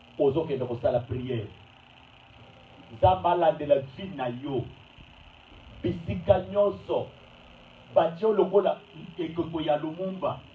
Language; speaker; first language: Lingala; non-native, local second language; Luba-Lulua